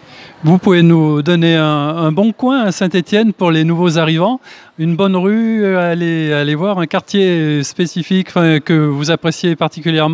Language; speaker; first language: French; native; French